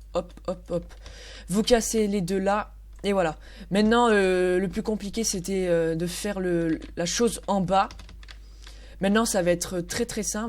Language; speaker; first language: French; native; French